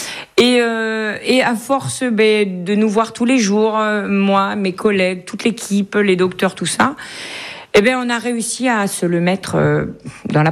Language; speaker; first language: French; native; French